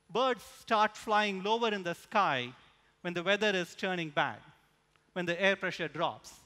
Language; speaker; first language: English; non-native, local second language; Tamil